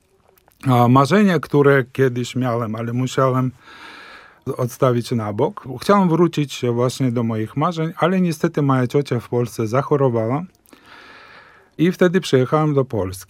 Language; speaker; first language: Polish; non-native, fluent; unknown